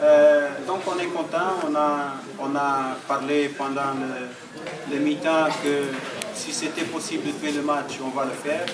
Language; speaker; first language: French; non-native, fluent; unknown